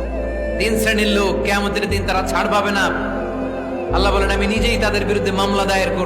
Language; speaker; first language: Bangla; native; Bangla